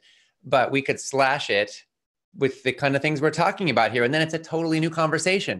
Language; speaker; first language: English; native; English